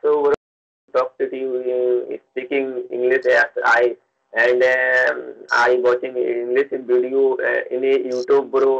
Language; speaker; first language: English; non-native, learner; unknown